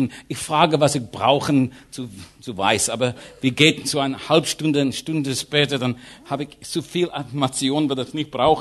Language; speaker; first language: German; non-native, learner; English